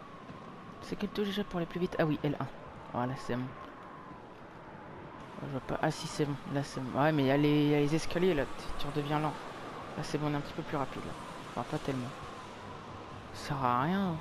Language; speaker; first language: French; native; French